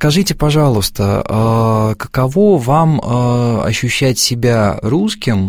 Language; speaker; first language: Russian; native; Russian